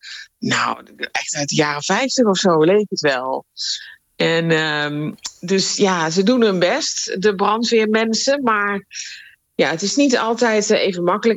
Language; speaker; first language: Dutch; native; Dutch